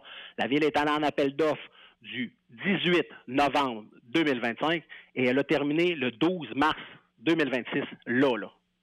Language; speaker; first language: French; native; French